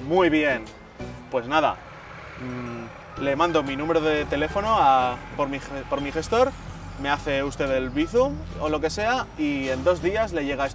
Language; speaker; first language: Spanish; native; Spanish